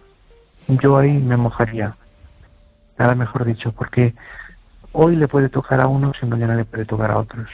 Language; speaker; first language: Spanish; native; Spanish